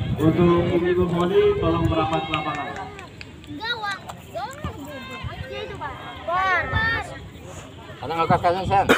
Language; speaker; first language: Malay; non-native, local second language; Javanese